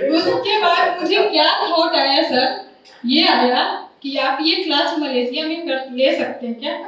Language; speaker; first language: Hindi; native; Hindi